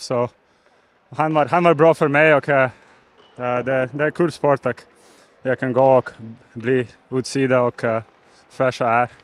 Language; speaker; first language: Swedish; non-native, learner; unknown